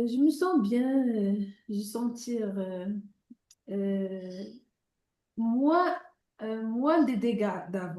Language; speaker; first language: French; non-native, learner; Arabic